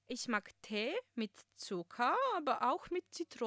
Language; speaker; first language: German; non-native, fluent; Polish